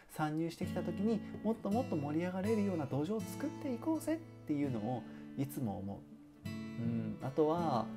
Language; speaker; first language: Japanese; native; Japanese